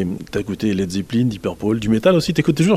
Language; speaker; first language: French; native; French